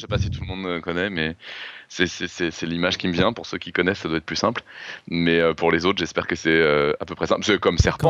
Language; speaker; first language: French; native; French